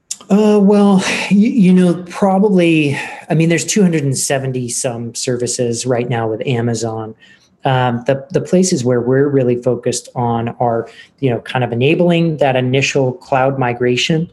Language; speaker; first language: English; native; English